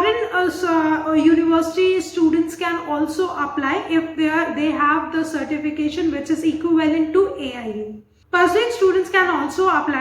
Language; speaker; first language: English; non-native, local second language; Hindi